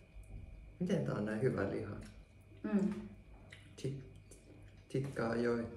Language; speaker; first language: Vietnamese; non-native, learner; Finnish